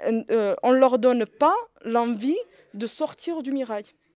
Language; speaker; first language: French; early bilingual, other home language; Riffian